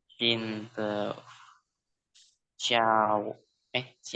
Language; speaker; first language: Chinese; non-native, learner; Indonesian